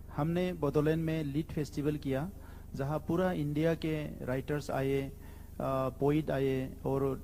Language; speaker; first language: Hindi; non-native, local second language; Bodo